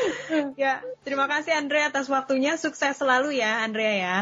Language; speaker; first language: Indonesian; native; Indonesian